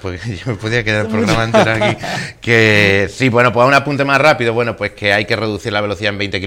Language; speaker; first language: Spanish; native; Spanish